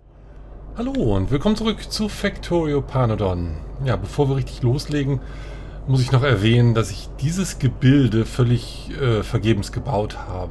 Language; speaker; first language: German; native; German